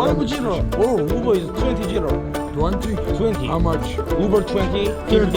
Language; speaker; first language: English; non-native, learner; Korean